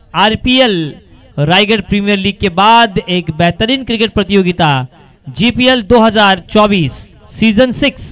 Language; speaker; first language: Hindi; non-native, local second language; Marathi